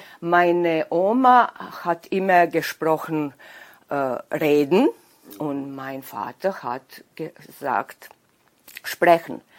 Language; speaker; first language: German; non-native, local second language; Serbian